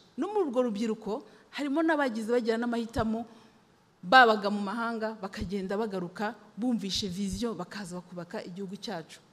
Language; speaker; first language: Kinyarwanda; early bilingual, heritage; Kinyarwanda